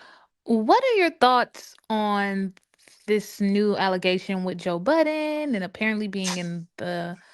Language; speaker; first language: English; native; English